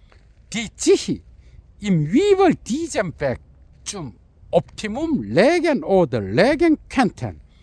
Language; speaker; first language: German; non-native, learner; Korean